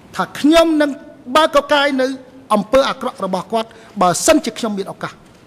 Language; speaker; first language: Khmer; native; Khmer